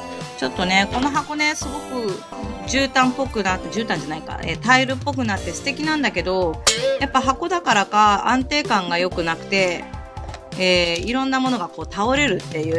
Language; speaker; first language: Japanese; native; Japanese